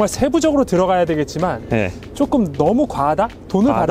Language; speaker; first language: Korean; native; Korean